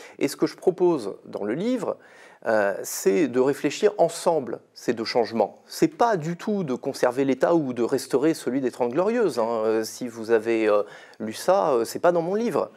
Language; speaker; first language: French; native; French